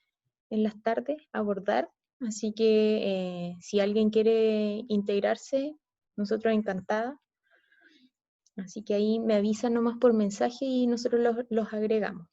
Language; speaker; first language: Spanish; native; Spanish